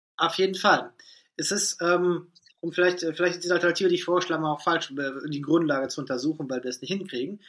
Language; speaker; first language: German; non-native, fluent; Russian